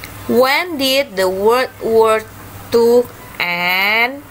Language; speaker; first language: English; non-native, learner; Indonesian